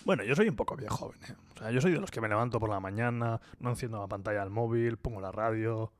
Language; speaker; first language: Spanish; non-native, local second language; Basque